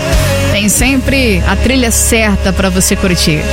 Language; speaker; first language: Portuguese; native; Portuguese